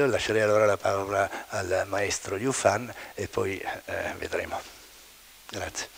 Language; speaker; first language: Italian; native; Italian